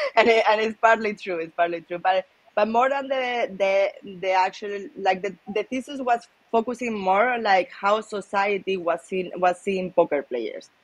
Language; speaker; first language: English; non-native, fluent; Spanish